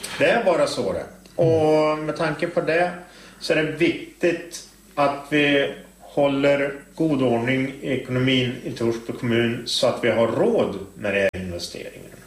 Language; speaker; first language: Swedish; native; Swedish